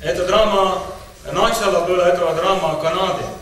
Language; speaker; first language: Russian; non-native, learner; Estonian